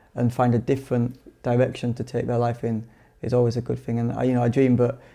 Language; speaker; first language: English; native; English